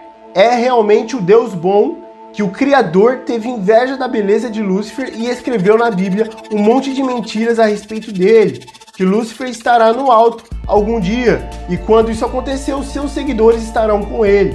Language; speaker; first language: Portuguese; native; Portuguese